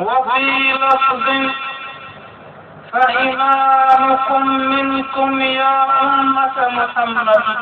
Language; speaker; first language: Arabic; native; Arabic